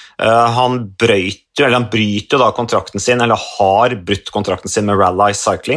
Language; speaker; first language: Norwegian; native; Norwegian